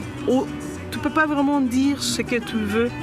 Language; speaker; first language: French; non-native, fluent; Spanish